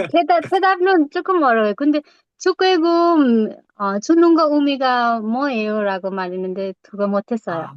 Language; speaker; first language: Korean; non-native, learner; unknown